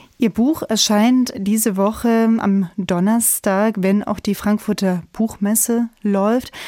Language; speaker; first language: German; native; German